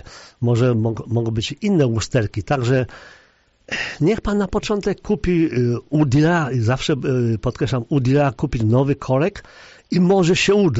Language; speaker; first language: Polish; native; Polish